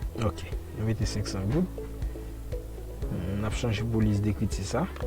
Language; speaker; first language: French; non-native, local second language; Haitian Creole